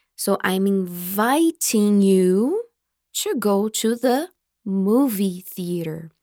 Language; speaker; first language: English; non-native, fluent; Portuguese